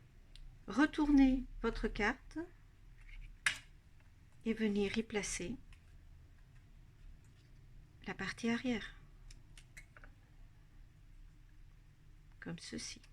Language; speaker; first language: French; native; French